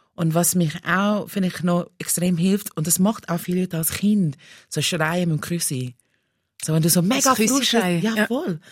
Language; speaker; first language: German; non-native, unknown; English